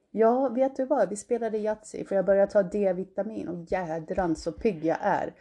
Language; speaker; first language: Swedish; early bilingual, heritage; Swedish